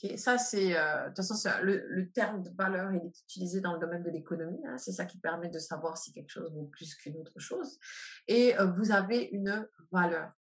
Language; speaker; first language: French; native; French